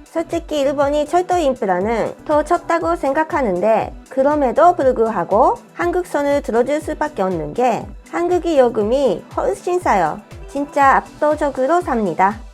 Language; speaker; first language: Korean; non-native, fluent; Japanese